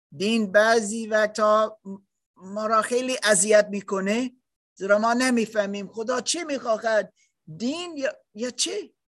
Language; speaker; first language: Persian; non-native, learner; German